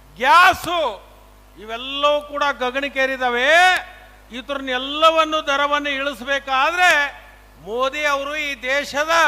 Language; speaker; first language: Kannada; native; Kannada